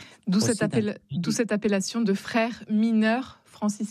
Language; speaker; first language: French; native; French